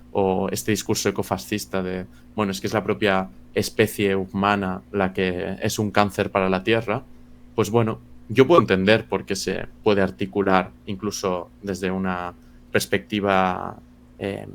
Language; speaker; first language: Spanish; native; Spanish